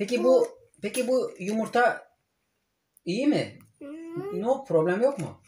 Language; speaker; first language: Turkish; native; Turkish